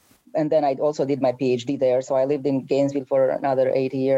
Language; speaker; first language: English; non-native, fluent; Romanian